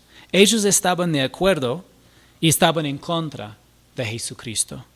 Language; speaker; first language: Spanish; non-native, fluent; English